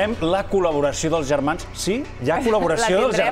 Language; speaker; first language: Catalan; native; Catalan